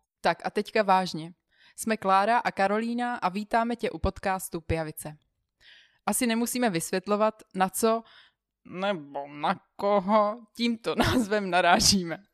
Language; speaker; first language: Czech; native; Czech